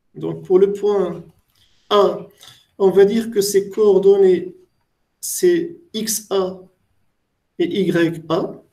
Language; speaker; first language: French; non-native, local second language; Arabic